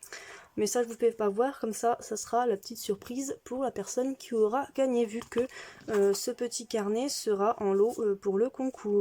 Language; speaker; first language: French; native; French